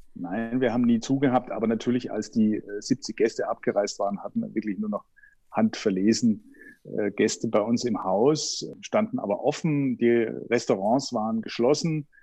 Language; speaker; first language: German; native; German